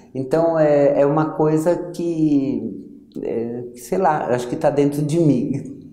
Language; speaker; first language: Portuguese; early bilingual, other home language; Yiddish